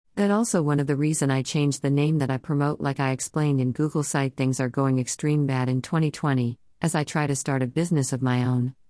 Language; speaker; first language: English; non-native, learner; Chinese